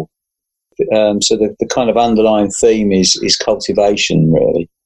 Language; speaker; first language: English; native; English